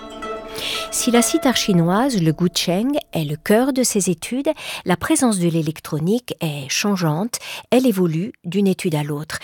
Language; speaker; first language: French; native; French